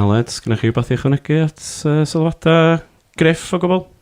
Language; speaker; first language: Welsh; native; Welsh